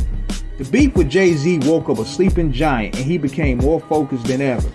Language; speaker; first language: English; native; English